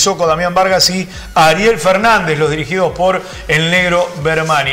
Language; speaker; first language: Spanish; native; Spanish